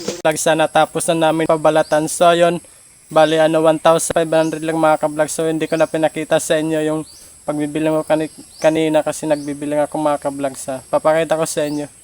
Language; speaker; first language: Filipino; non-native, local second language; Waray